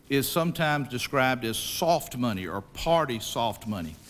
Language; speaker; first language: English; native; English